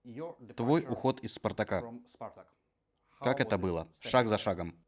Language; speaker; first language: Russian; native; Russian